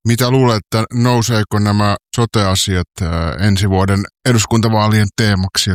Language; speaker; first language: Finnish; native; Finnish